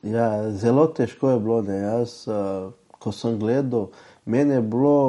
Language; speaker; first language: Slovenian; non-native, fluent; Portuguese